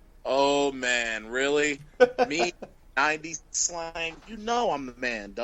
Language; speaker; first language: English; native; English